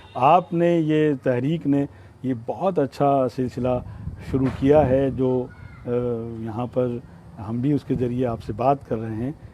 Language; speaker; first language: Urdu; native; Urdu